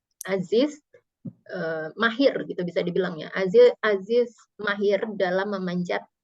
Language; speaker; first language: Indonesian; native; Indonesian